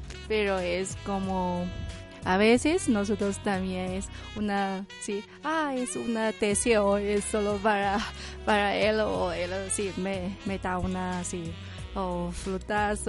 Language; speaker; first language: Spanish; non-native, learner; Chinese